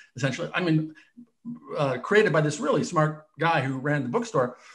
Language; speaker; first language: English; native; English